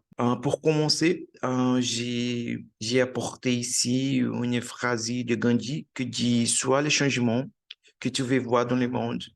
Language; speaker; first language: French; non-native, learner; Portuguese